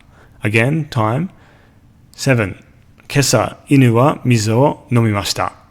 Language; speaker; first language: Japanese; non-native, fluent; English